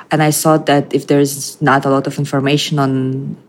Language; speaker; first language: English; non-native, fluent; Russian